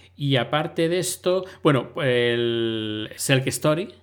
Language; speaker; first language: Spanish; native; Spanish